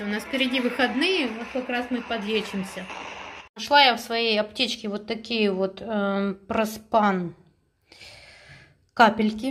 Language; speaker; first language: Russian; native; Russian